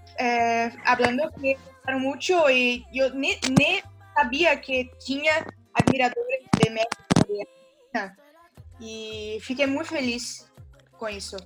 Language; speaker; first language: Spanish; non-native, learner; Portuguese